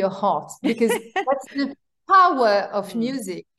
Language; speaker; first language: English; non-native, fluent; French